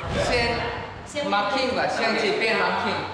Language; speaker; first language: Chinese; non-native, fluent; Thai